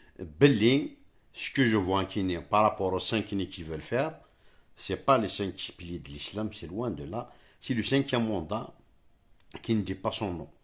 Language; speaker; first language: French; non-native, local second language; Arabic